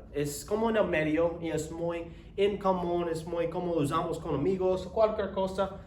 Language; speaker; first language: Spanish; non-native, learner; English